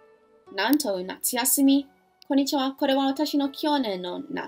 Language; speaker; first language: Japanese; non-native, learner; English